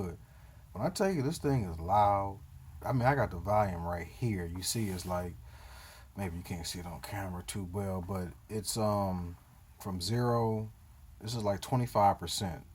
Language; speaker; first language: English; native; English